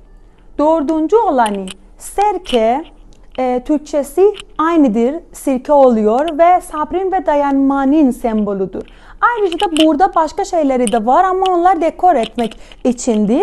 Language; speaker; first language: Turkish; non-native, fluent; Persian